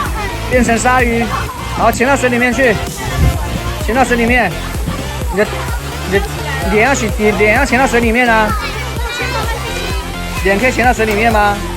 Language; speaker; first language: Chinese; native; Chinese